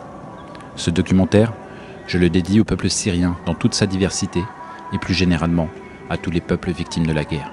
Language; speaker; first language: French; native; French